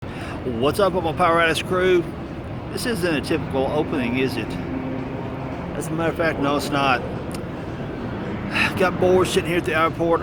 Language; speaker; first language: English; native; English